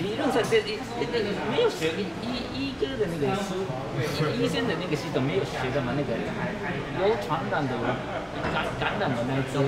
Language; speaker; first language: Chinese; non-native, learner; Japanese